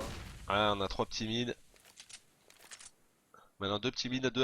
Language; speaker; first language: French; native; French